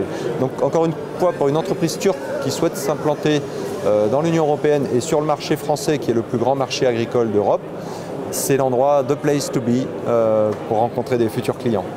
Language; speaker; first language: French; native; French